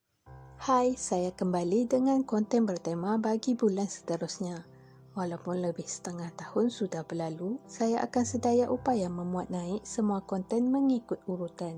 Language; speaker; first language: Malay; native; Malay